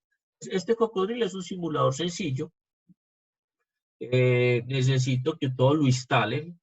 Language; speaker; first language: Spanish; native; Spanish